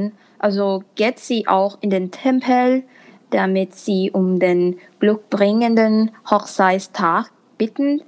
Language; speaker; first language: German; non-native, fluent; Thai